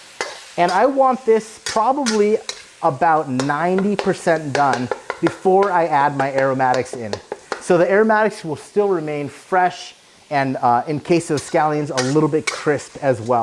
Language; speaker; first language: English; native; English